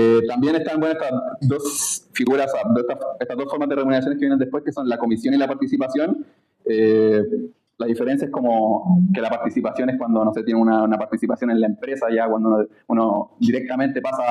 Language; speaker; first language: Spanish; native; Spanish